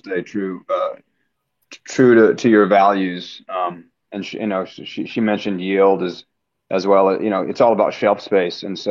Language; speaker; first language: English; native; English